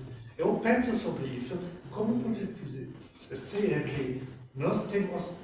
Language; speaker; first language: Portuguese; non-native, learner; German